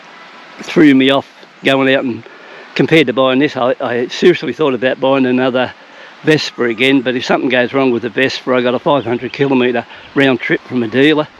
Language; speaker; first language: English; native; English